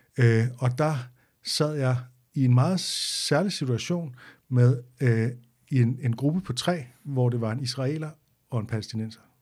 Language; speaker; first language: Danish; native; Danish